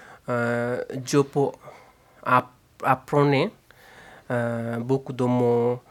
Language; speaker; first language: French; non-native, learner; Bangla